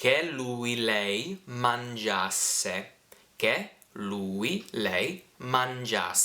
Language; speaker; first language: Italian; non-native, fluent; English